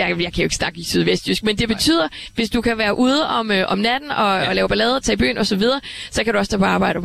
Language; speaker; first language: Danish; native; Danish